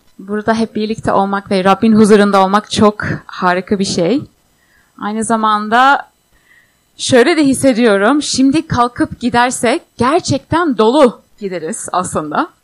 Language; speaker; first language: Turkish; non-native, fluent; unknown